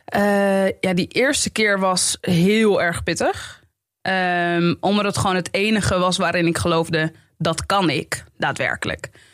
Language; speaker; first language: Dutch; native; Dutch